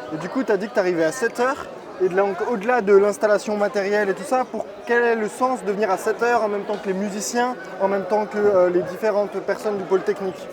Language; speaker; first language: French; native; French